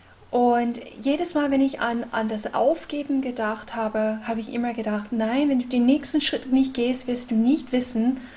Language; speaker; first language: German; non-native, fluent; English